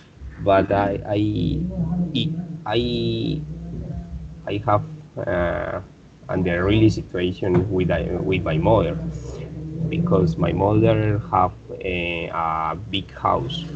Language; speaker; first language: English; non-native, learner; Spanish